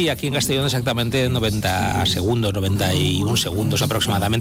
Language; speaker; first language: Spanish; native; Spanish